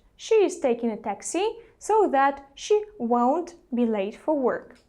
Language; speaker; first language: English; non-native, fluent; Russian